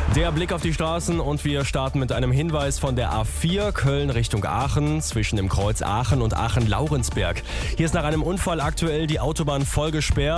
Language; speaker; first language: German; native; German